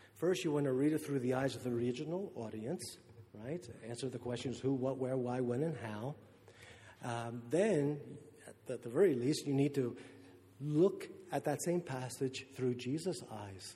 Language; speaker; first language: English; native; English